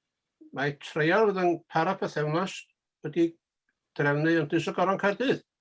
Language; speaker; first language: Welsh; native; Welsh